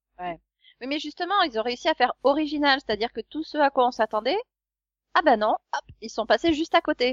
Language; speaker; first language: French; native; French